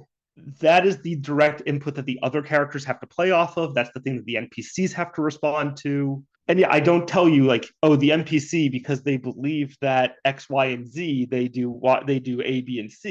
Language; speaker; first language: English; native; English